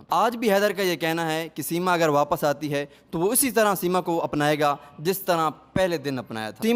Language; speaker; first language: Urdu; non-native, local second language; Punjabi